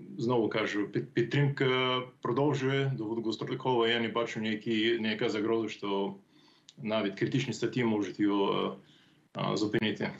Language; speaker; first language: Ukrainian; non-native, fluent; English